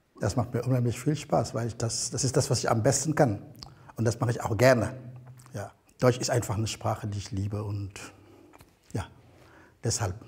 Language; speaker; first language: German; non-native, fluent; Wolof